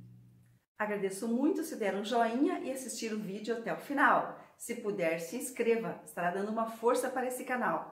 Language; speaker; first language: Portuguese; native; Portuguese